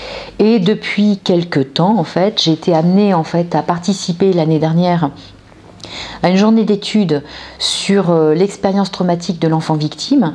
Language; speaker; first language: French; native; French